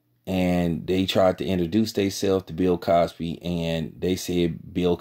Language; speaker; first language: English; native; English